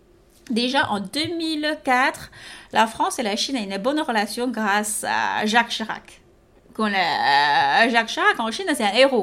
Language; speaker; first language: French; non-native, fluent; Chinese